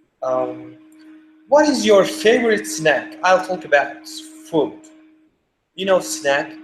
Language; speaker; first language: English; non-native, fluent; Turkish